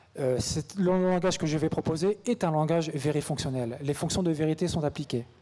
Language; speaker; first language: French; native; French